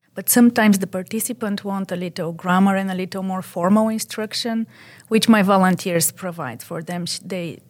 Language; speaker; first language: English; non-native, fluent; Bulgarian